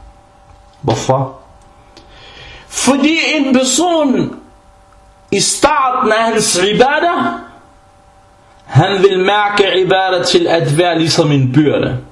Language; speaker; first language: Danish; early bilingual, other home language; Arabic